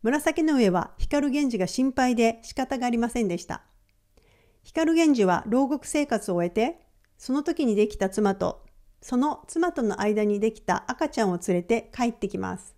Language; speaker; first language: Japanese; native; Japanese